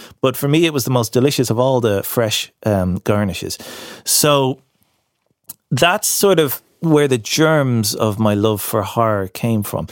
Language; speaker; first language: English; native; English